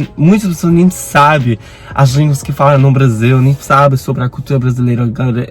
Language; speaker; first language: Portuguese; non-native, learner; Spanish